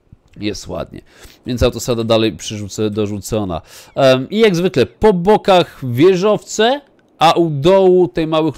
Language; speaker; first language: Polish; native; Polish